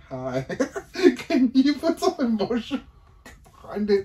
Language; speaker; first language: English; early bilingual, other home language; Spanish